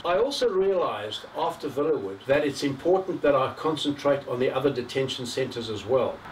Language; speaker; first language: English; native; English